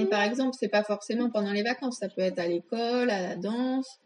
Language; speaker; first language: French; native; French